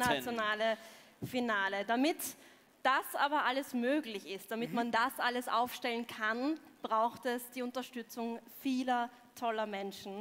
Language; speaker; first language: German; native; German